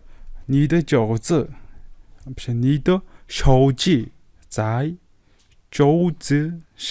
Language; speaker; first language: Chinese; non-native, learner; Mongolian